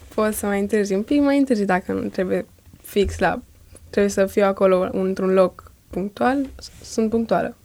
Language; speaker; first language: Romanian; early bilingual, heritage; Romanian